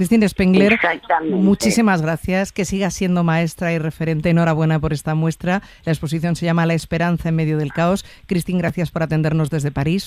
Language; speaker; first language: Spanish; native; Spanish